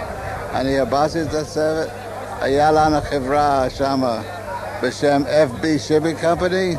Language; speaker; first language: Hebrew; non-native, learner; English